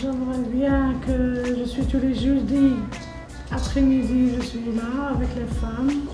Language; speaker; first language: French; non-native, learner; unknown